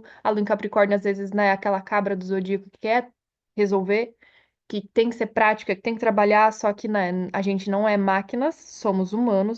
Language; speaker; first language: Portuguese; native; Portuguese